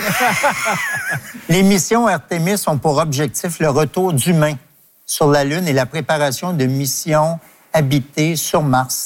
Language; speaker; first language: French; native; French